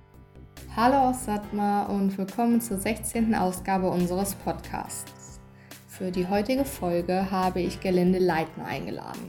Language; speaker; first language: German; native; German